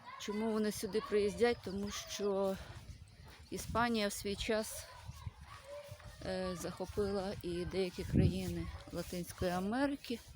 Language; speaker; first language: Ukrainian; native; Ukrainian